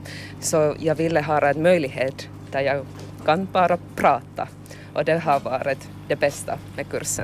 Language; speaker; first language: Swedish; non-native, local second language; Finnish